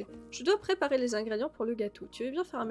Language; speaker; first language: French; native; French